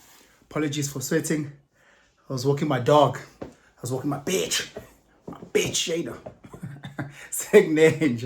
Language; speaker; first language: English; non-native, local second language; Zulu